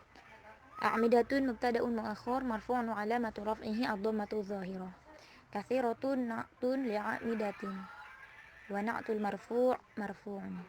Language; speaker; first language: Arabic; non-native, learner; Indonesian